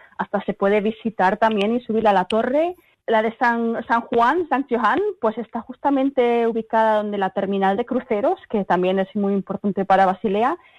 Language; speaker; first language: Spanish; early bilingual, other home language; German